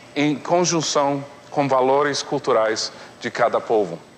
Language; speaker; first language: Portuguese; non-native, fluent; English